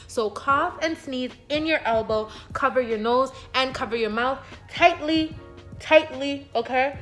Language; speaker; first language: English; native; English